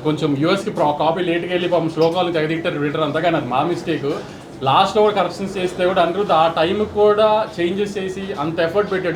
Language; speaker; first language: Telugu; native; Telugu